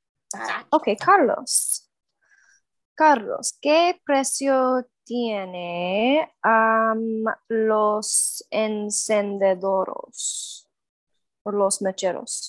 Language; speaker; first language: Spanish; non-native, learner; English